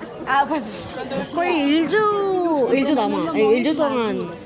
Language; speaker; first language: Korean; non-native, learner; Spanish